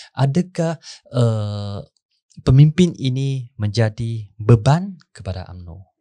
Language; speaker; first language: Malay; non-native, local second language; Chinese